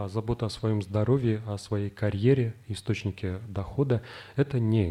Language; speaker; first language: Russian; native; Russian